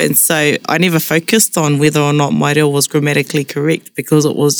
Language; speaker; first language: English; non-native, local second language; Māori